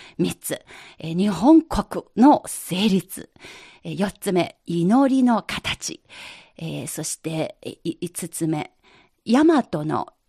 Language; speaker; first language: Japanese; non-native, fluent; Chinese